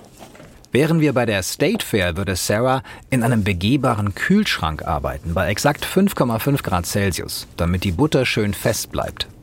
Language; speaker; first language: German; native; German